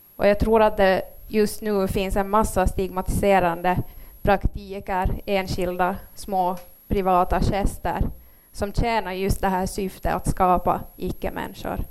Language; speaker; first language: Swedish; native; Swedish